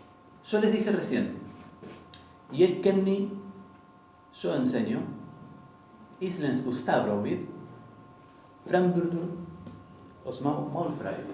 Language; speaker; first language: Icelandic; non-native, learner; Spanish